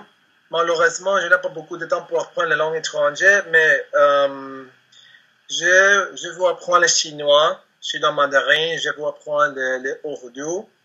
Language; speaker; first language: French; non-native, learner; Spanish